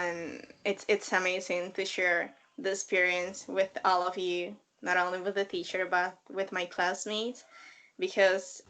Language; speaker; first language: English; non-native, fluent; Spanish